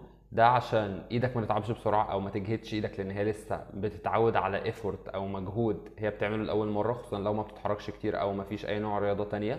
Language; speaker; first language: Arabic; native; Arabic